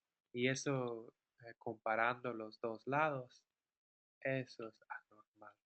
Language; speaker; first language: Spanish; non-native, fluent; English